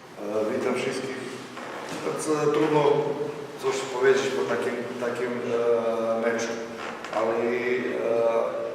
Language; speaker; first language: Polish; non-native, fluent; Slovenian